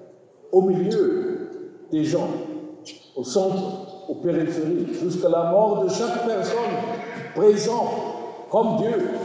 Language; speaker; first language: French; non-native, learner; German